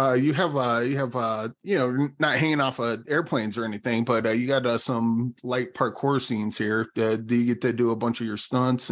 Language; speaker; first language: English; native; English